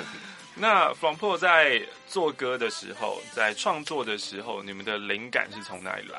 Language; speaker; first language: Chinese; native; Chinese